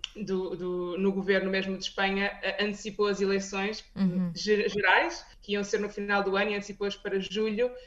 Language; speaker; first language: Portuguese; native; Portuguese